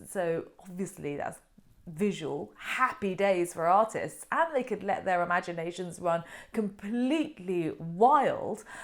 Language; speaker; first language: English; native; English